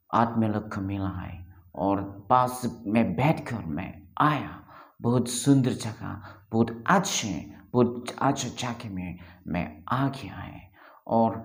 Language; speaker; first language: Hindi; non-native, local second language; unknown